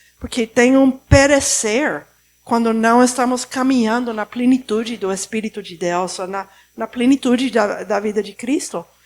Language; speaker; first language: Portuguese; non-native, fluent; Spanish